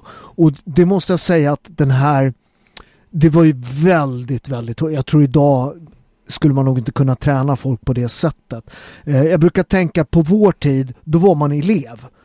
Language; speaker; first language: Swedish; native; Swedish